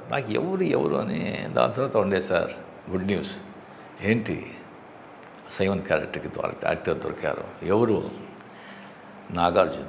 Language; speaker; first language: Telugu; non-native, local second language; Marathi